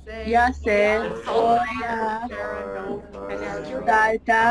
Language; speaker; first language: Spanish; non-native, learner; English